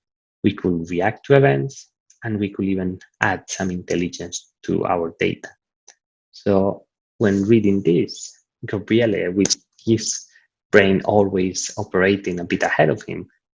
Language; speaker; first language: English; non-native, fluent; Italian